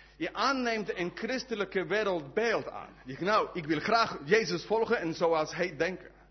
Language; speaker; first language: Dutch; non-native, fluent; English